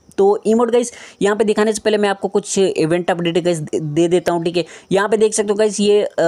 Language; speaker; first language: Hindi; native; Hindi